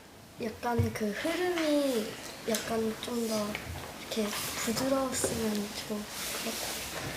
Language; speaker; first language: Korean; early bilingual, heritage; Korean